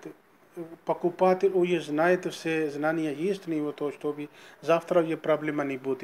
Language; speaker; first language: Russian; non-native, learner; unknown